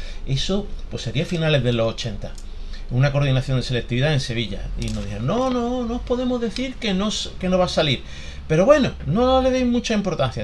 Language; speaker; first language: Spanish; native; Spanish